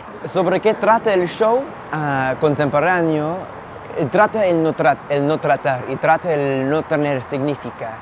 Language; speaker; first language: Spanish; non-native, fluent; English